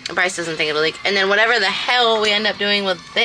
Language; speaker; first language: English; native; English